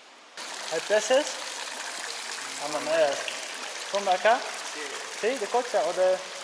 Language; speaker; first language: Spanish; non-native, learner; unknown